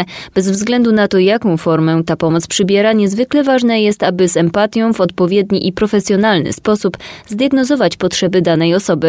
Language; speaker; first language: Polish; native; Polish